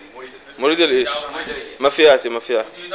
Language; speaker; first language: Arabic; non-native, learner; Tamil